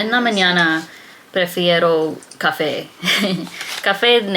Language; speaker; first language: Spanish; non-native, learner; English